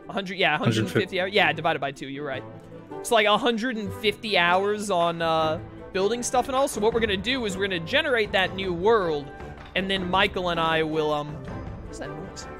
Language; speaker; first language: English; native; English